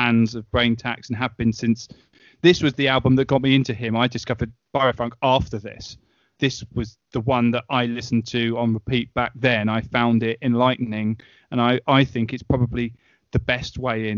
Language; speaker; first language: English; native; English